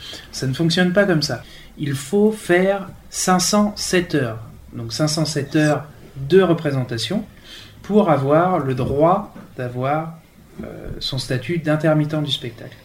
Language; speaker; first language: French; native; French